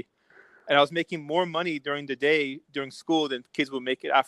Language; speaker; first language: English; early bilingual, other home language; Persian